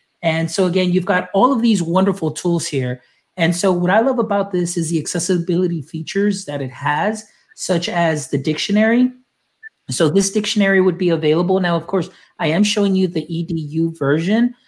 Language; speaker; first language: English; early bilingual, other home language; Spanish